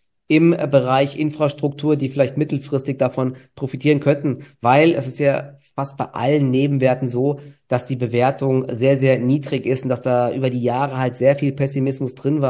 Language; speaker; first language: German; native; German